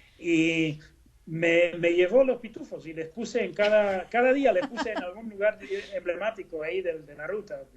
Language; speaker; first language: Spanish; non-native, fluent; Dutch